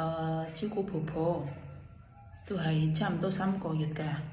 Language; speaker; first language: Cantonese; non-native, learner; Indonesian